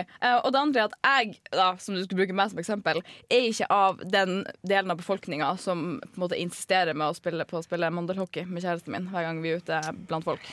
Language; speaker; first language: Norwegian; native; Norwegian